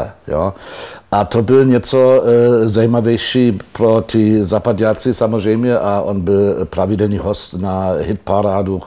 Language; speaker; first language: Czech; non-native, fluent; German